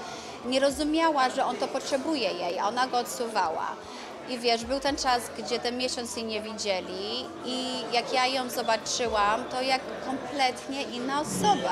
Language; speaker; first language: Polish; early bilingual, other home language; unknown